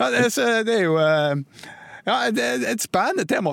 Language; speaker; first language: Norwegian; native; Norwegian